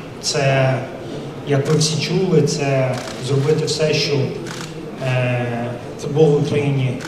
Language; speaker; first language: Ukrainian; non-native, local second language; Russian